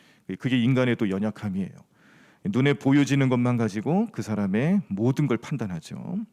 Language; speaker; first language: Korean; native; Korean